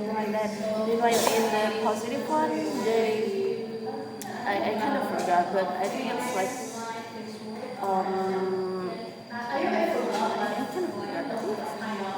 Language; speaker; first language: English; non-native, learner; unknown